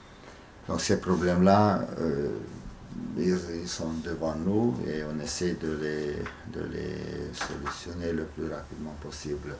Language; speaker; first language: French; non-native, fluent; Hungarian